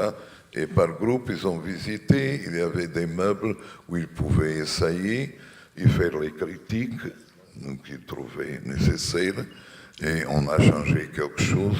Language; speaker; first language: French; non-native, fluent; Portuguese